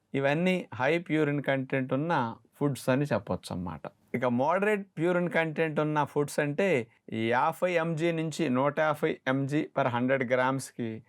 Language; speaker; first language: Telugu; native; Telugu